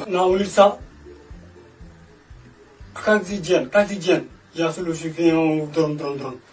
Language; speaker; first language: Russian; non-native, learner; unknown